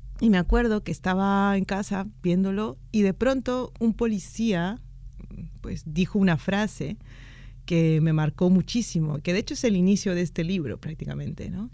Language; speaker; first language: Spanish; native; Spanish